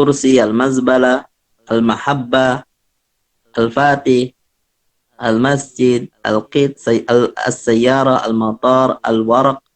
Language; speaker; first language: Arabic; non-native, fluent; Indonesian